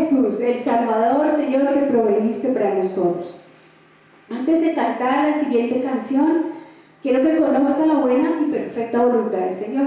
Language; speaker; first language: Spanish; native; Spanish